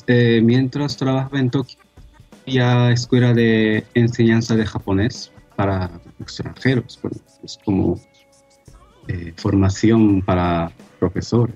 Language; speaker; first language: Spanish; non-native, fluent; Japanese